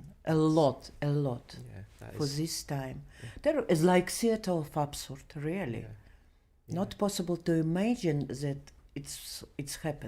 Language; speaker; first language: English; non-native, learner; Belarusian